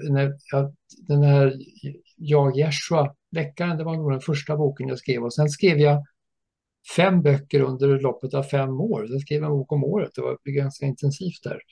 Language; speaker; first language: Swedish; early bilingual, other home language; English